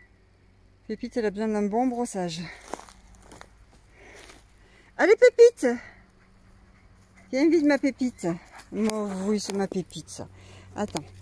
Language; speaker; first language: French; native; French